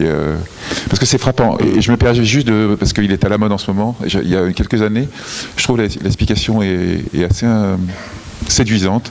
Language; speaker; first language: French; native; French